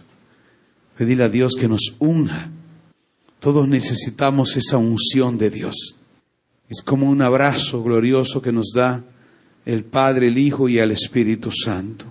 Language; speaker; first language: Spanish; native; Spanish